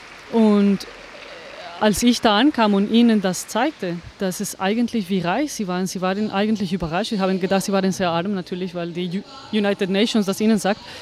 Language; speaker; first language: German; non-native, fluent; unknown